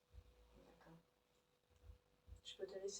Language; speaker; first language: French; native; French